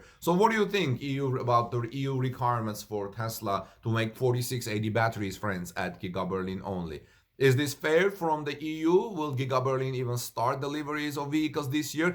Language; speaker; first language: English; non-native, fluent; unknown